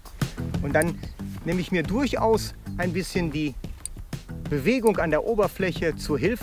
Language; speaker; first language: German; native; German